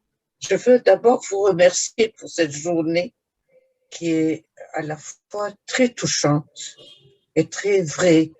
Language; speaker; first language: French; non-native, fluent; Arabic